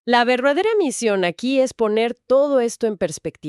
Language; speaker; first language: Spanish; native; Spanish